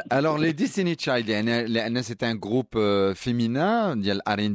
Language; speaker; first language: French; non-native, local second language; Arabic